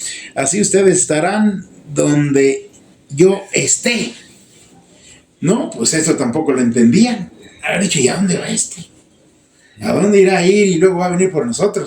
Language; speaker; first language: Spanish; native; Spanish